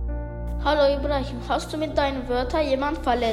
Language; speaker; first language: German; early bilingual, other home language; Turkish